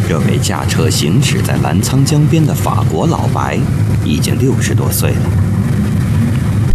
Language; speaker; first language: Chinese; native; Chinese